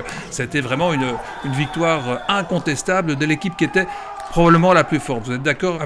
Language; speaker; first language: French; native; French